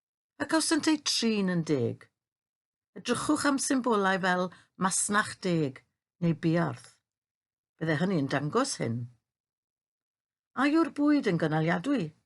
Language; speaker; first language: Welsh; native; Welsh